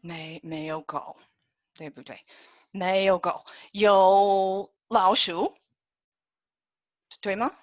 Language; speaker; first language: Chinese; non-native, fluent; English